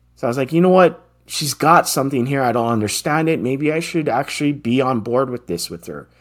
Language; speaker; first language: English; native; English